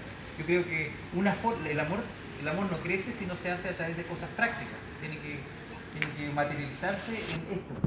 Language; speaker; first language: Spanish; native; Spanish